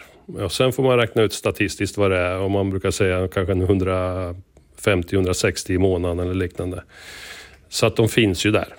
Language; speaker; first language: Swedish; native; Swedish